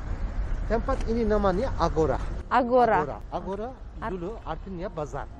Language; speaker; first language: Indonesian; non-native, learner; Turkish